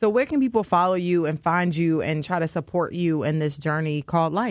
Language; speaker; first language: English; native; English